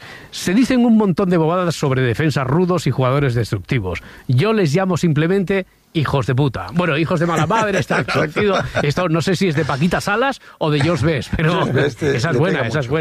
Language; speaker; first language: Spanish; native; Spanish